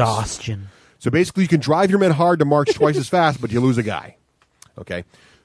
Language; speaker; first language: English; native; English